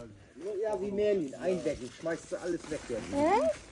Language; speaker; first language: German; native; German